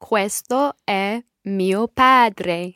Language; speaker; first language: Italian; non-native, learner; English